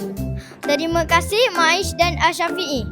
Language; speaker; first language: Malay; native; Malay